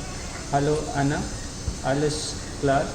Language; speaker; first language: German; non-native, learner; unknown